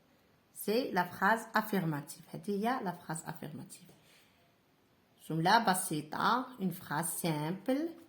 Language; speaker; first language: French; non-native, local second language; Arabic